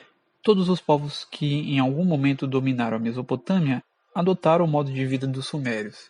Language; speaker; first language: Portuguese; native; Portuguese